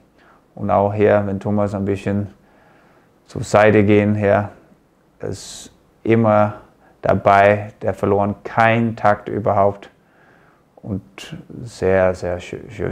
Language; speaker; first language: German; non-native, fluent; Danish